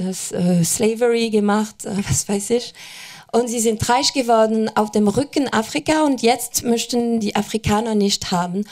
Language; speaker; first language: German; non-native, fluent; French